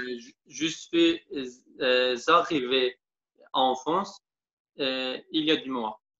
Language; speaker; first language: French; non-native, learner; Kurdish